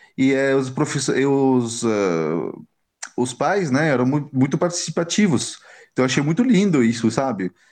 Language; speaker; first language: Portuguese; non-native, fluent; French